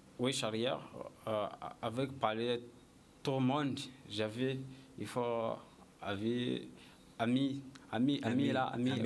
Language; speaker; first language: French; non-native, learner; Kinyarwanda